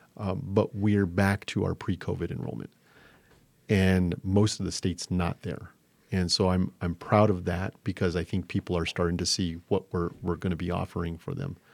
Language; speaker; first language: English; native; English